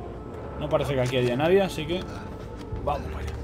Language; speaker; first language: Spanish; native; Spanish